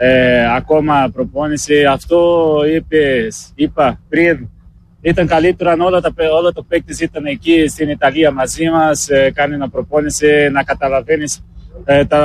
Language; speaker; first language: Greek; non-native, learner; Portuguese